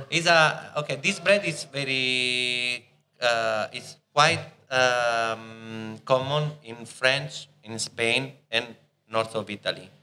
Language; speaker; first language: English; non-native, fluent; Italian